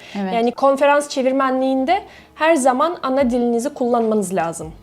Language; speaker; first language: Turkish; non-native, fluent; Russian